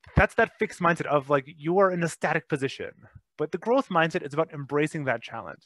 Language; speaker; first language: English; native; English